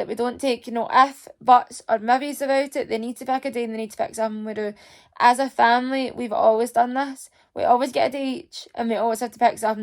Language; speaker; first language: English; native; English